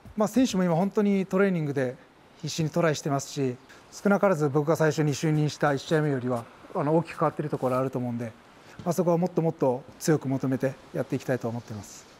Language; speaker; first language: Japanese; native; Japanese